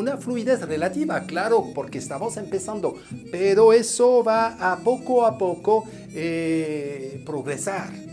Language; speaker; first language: Spanish; non-native, fluent; French